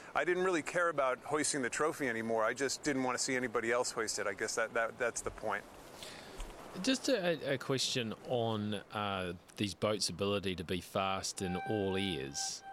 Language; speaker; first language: English; native; English